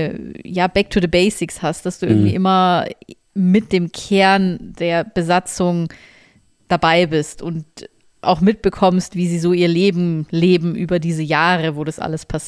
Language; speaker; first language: German; native; German